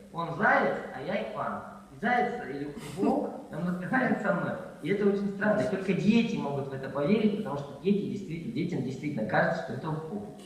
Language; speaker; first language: Russian; native; Russian